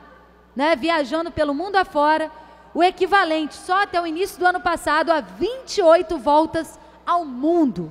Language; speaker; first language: Portuguese; native; Portuguese